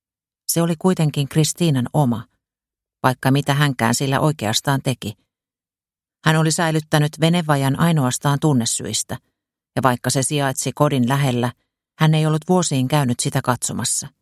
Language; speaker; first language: Finnish; native; Finnish